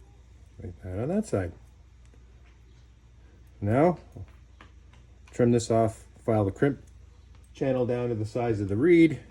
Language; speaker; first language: English; native; English